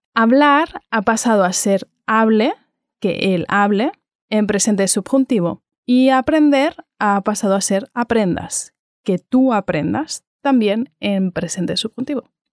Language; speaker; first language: Spanish; native; Spanish